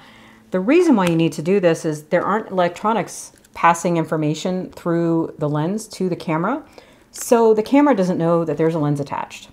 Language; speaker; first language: English; native; English